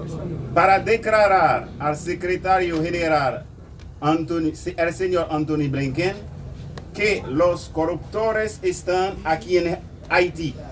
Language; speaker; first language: Spanish; non-native, learner; Haitian Creole